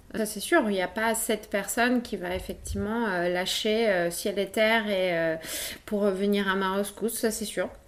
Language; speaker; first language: French; early bilingual, other home language; Polish